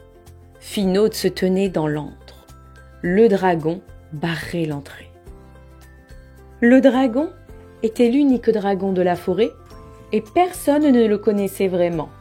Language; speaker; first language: French; native; French